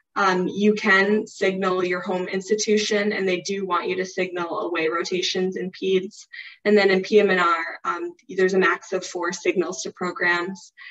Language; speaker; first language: English; native; English